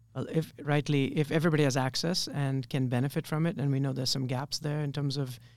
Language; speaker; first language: English; native; English